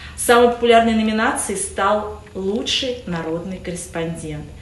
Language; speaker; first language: Russian; native; Russian